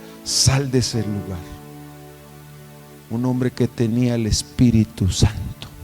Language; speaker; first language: Spanish; native; Spanish